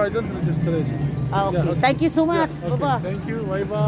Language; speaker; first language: English; non-native, learner; Arabic